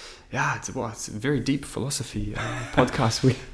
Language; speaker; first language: English; native; English